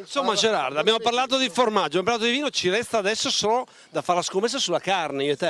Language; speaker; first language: Italian; native; Italian